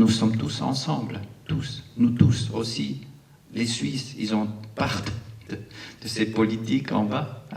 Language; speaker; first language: French; non-native, local second language; Arabic